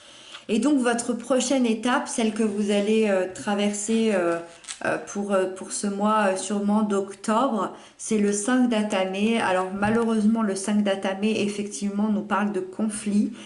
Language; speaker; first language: French; native; French